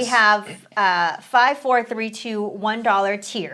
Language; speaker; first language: English; native; English